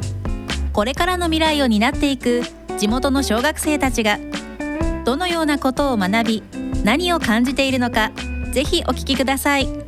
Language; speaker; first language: Japanese; native; Japanese